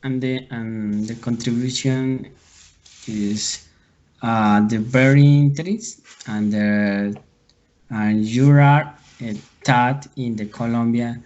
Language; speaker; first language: English; non-native, learner; Spanish